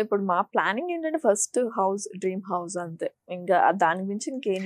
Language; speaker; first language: Telugu; native; Telugu